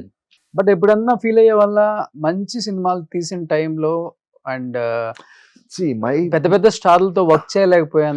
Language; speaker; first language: Telugu; native; Telugu